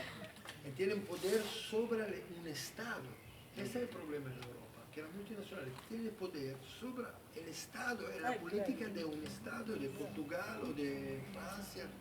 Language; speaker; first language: Spanish; non-native, learner; Italian